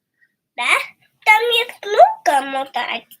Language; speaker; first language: Russian; early bilingual, heritage; Russian